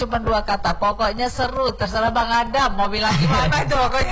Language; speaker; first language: Indonesian; native; Indonesian